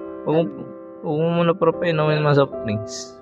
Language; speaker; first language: Filipino; non-native, local second language; Bikol